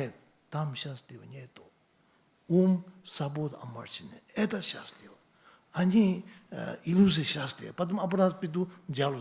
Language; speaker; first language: Russian; non-native, learner; Tibetan